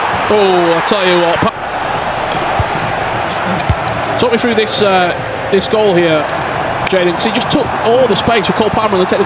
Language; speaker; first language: English; native; English